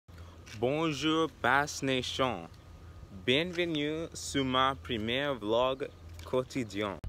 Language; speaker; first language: French; non-native, learner; English